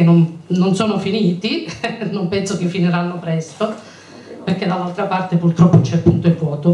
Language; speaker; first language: Italian; native; Italian